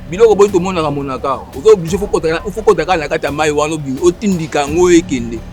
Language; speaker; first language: Lingala; native; Lingala